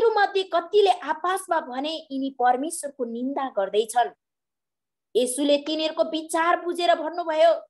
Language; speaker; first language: Nepali; native; Nepali